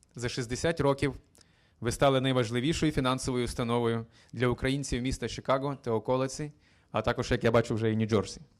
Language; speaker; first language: Ukrainian; native; Ukrainian